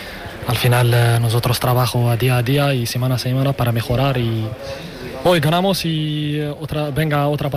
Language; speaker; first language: Spanish; non-native, learner; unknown